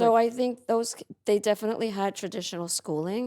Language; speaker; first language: English; native; English